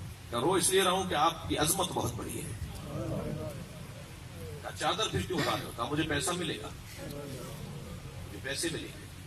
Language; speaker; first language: Urdu; native; Urdu